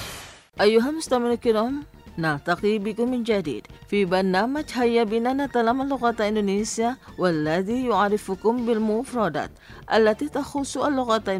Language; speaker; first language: Arabic; non-native, fluent; Indonesian